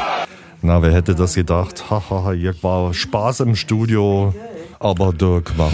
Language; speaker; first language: German; native; German